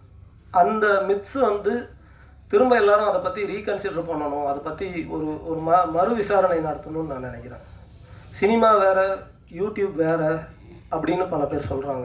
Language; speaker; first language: Tamil; native; Tamil